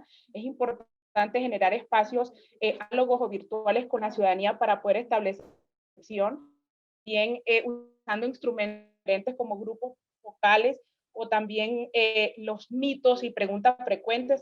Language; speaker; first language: Spanish; native; Spanish